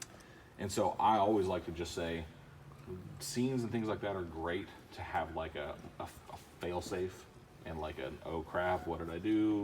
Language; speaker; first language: English; native; English